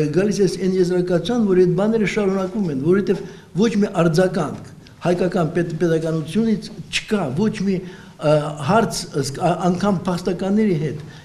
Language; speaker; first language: Armenian; early bilingual, heritage; Armenian